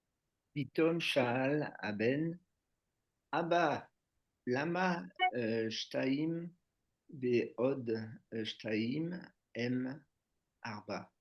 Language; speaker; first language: Hebrew; non-native, learner; French